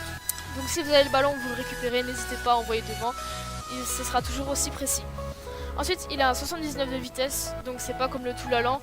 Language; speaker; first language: French; native; French